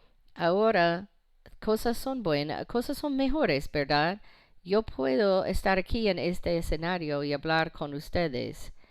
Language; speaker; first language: Spanish; non-native, fluent; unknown